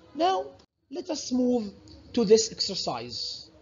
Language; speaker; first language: English; non-native, fluent; Arabic